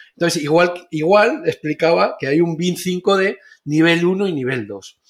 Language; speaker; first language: Spanish; native; Spanish